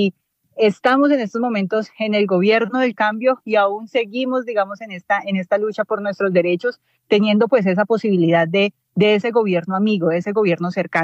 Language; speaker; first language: Spanish; native; Spanish